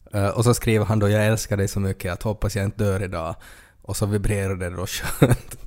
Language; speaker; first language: Swedish; native; Swedish